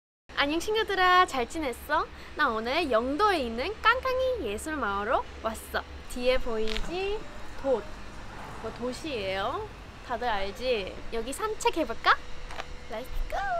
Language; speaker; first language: Korean; non-native, learner; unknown